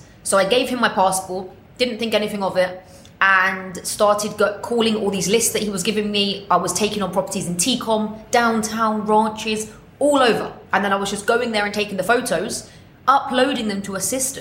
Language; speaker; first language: English; native; English